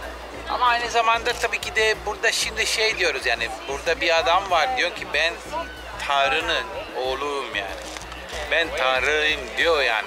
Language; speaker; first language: Turkish; non-native, fluent; Italian